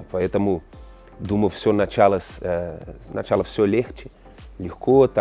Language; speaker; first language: Russian; non-native, learner; Portuguese